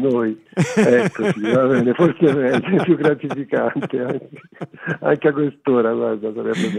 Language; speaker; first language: Italian; native; Italian